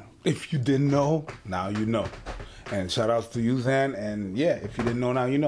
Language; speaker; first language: English; native; English